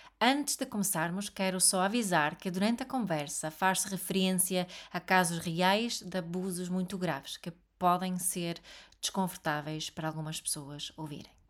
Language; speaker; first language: Portuguese; non-native, fluent; Serbian